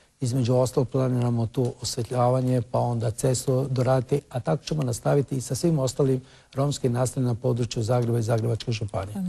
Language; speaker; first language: Croatian; non-native, local second language; Romany